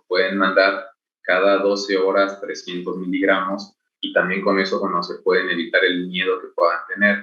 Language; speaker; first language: Spanish; native; Spanish